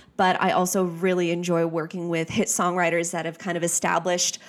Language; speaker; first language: English; native; English